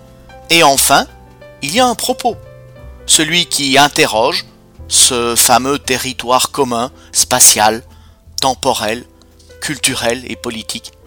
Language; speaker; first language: French; native; French